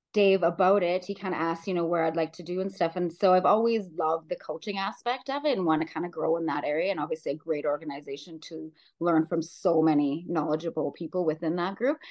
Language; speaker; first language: English; native; English